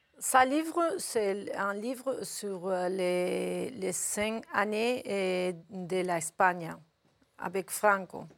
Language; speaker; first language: French; non-native, learner; Spanish